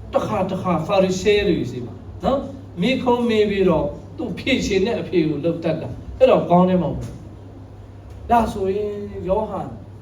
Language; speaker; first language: Burmese; non-native, local second language; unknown